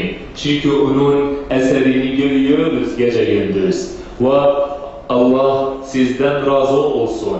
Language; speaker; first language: Turkish; non-native, fluent; Arabic